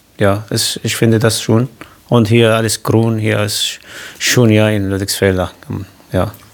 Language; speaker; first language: German; non-native, learner; Kurdish